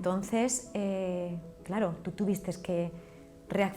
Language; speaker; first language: Spanish; native; Spanish